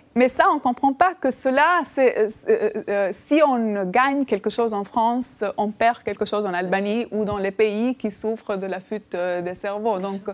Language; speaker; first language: French; non-native, fluent; Albanian